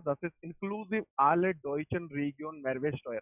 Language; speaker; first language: German; non-native, learner; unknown